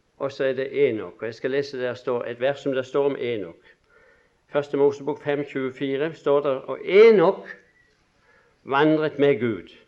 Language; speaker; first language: Norwegian; native; Norwegian